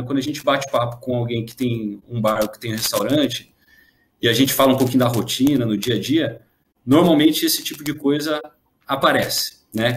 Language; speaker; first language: Portuguese; native; Portuguese